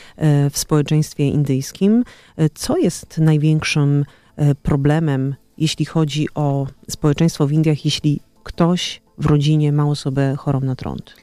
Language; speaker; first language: Polish; native; Polish